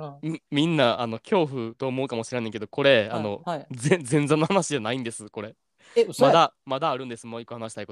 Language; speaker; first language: Japanese; native; Japanese